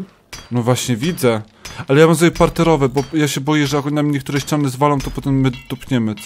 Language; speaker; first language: Polish; native; Polish